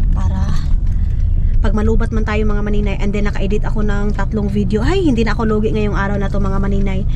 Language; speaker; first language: Filipino; non-native, local second language; Cebuano